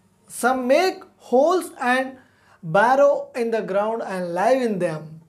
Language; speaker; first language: English; non-native, local second language; Telugu